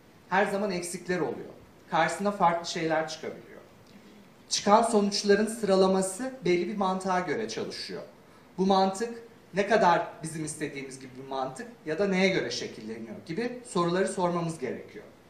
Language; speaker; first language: Turkish; native; Turkish